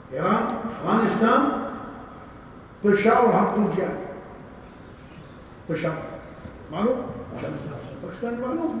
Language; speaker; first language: Urdu; non-native, learner; Arabic